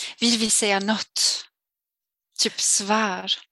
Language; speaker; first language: Swedish; non-native, learner; French